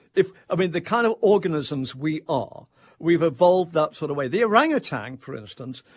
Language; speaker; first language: English; native; English